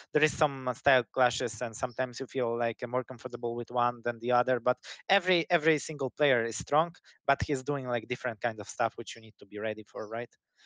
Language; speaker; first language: English; non-native, fluent; Polish